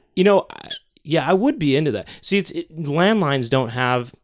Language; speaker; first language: English; native; English